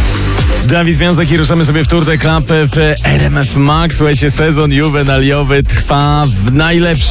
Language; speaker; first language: Polish; native; Polish